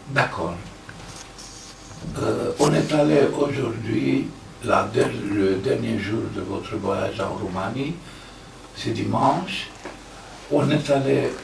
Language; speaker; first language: French; non-native, fluent; Romanian